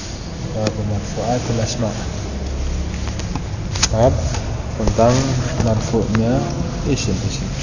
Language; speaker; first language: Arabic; non-native, fluent; Indonesian